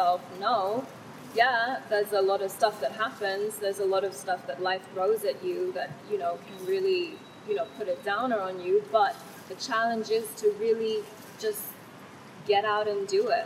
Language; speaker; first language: English; non-native, fluent; Thai